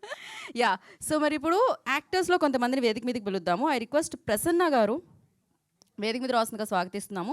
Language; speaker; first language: Telugu; native; Telugu